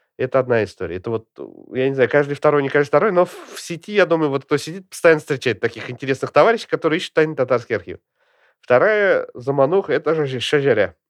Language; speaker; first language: Russian; native; Russian